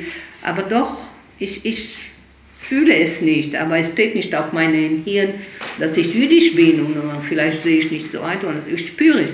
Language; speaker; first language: German; early bilingual, heritage; German